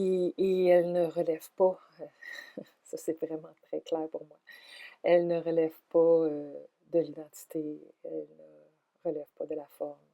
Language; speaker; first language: French; native; French